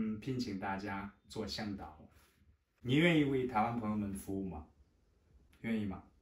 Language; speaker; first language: Chinese; native; Chinese